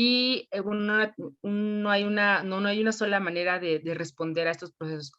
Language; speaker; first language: Spanish; native; Spanish